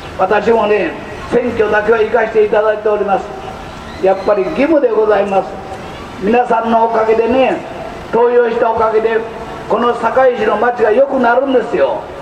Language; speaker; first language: Japanese; native; Japanese